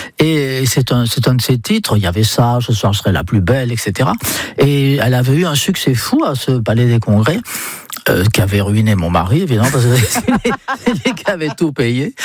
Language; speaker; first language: French; non-native, fluent; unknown